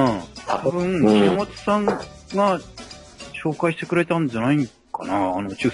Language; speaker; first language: Japanese; native; Japanese